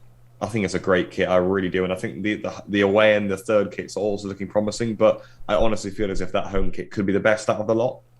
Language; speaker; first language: English; native; English